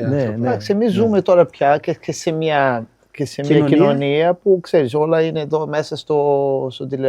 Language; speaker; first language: Greek; non-native, fluent; Portuguese